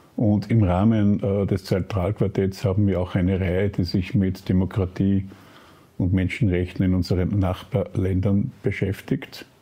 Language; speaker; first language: German; native; German